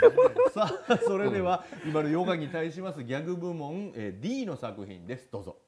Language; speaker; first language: Japanese; native; Japanese